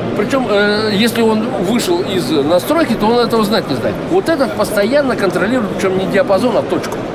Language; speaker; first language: Russian; native; Russian